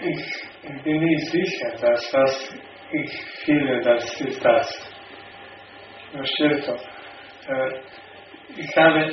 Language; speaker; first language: German; non-native, learner; Slovenian